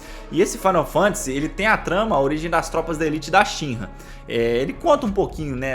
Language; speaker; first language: Portuguese; native; Portuguese